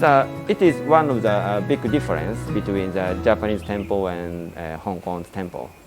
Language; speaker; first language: English; non-native, learner; Japanese